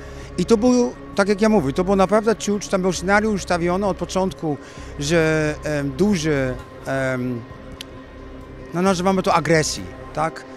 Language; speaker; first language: Polish; non-native, learner; Dutch